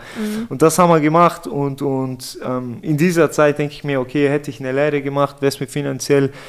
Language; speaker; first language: German; native; German